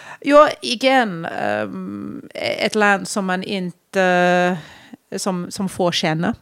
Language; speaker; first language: Swedish; non-native, fluent; English